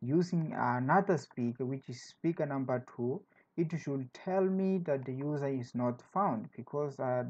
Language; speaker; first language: English; non-native, fluent; Portuguese